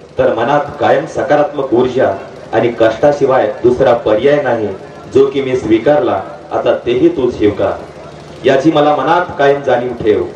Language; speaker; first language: Marathi; native; Marathi